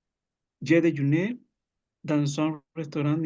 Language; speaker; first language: French; non-native, learner; Spanish